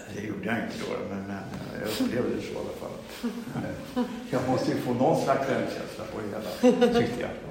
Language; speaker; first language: Swedish; native; Swedish